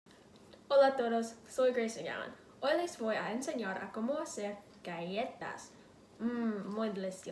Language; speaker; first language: Spanish; non-native, learner; English